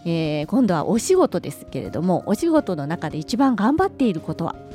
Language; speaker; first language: Japanese; native; Japanese